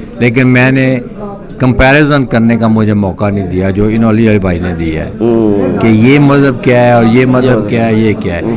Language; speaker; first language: Urdu; non-native, local second language; Punjabi